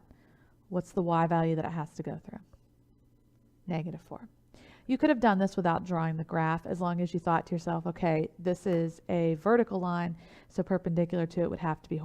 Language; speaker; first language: English; native; English